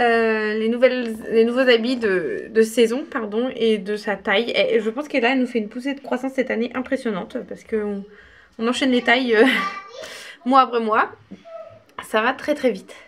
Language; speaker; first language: French; native; French